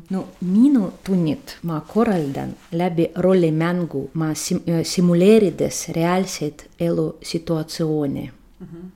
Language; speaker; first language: Estonian; non-native, fluent; Russian